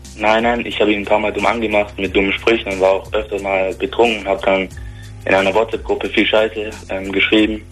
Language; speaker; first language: German; native; German